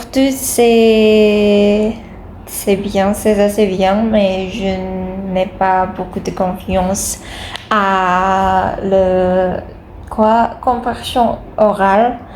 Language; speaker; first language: French; non-native, learner; Indonesian